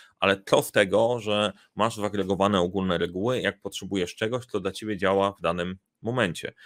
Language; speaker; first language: Polish; native; Polish